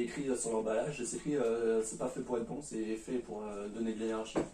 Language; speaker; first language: French; native; French